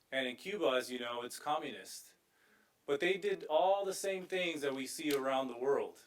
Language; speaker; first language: English; native; English